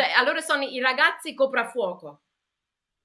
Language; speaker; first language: Italian; early bilingual, heritage; English